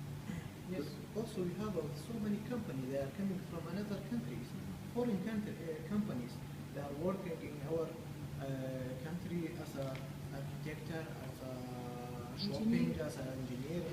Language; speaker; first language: English; non-native, learner; Kurdish